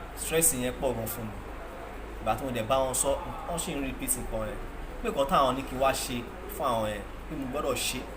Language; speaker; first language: Yoruba; non-native, local second language; Igbo